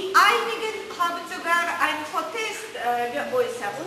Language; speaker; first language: German; non-native, fluent; Russian